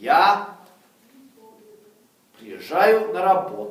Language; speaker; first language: Russian; non-native, fluent; English